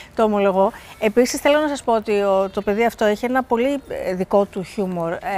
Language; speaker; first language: Greek; native; Greek